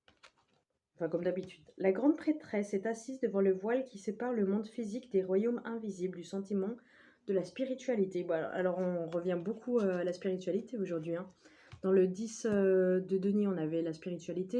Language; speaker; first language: French; native; French